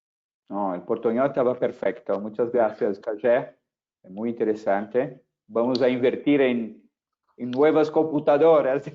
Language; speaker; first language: Spanish; non-native, fluent; Portuguese